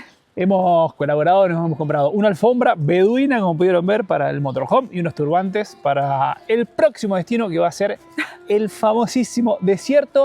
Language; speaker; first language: Spanish; native; Spanish